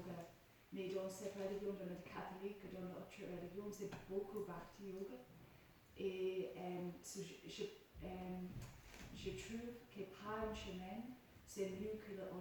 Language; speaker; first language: French; non-native, learner; English